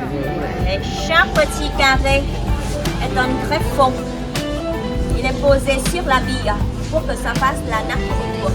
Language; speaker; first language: French; non-native, fluent; Vietnamese